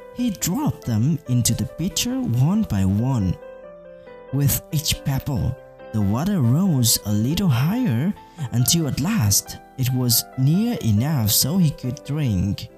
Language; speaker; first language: English; non-native, fluent; Vietnamese